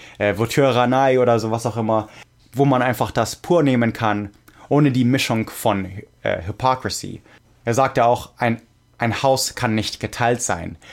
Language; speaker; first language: German; non-native, fluent; English